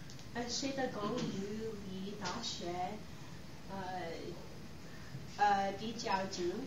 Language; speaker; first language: Chinese; non-native, learner; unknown